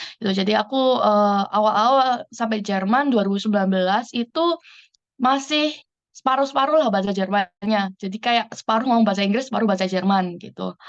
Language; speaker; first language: Indonesian; native; Indonesian